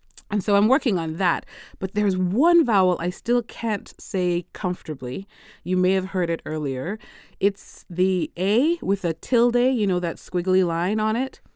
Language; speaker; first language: English; native; English